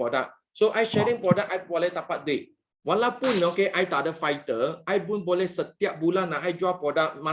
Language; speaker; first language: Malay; non-native, local second language; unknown